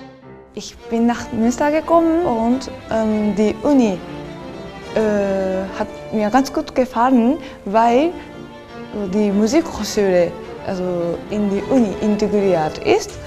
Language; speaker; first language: German; non-native, fluent; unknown